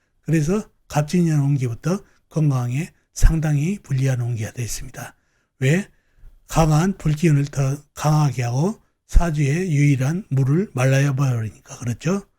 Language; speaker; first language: Korean; native; Korean